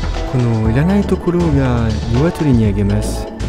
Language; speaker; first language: Japanese; non-native, learner; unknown